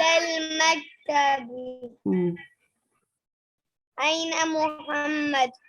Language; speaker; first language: Arabic; non-native, learner; Urdu